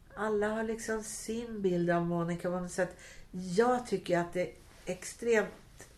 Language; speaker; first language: Swedish; native; Swedish